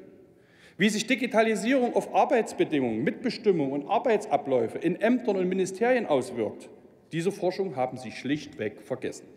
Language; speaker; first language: German; native; German